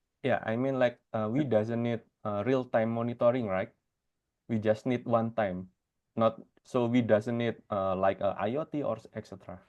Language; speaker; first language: English; non-native, fluent; Indonesian